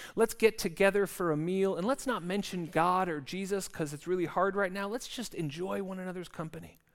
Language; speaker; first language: English; native; English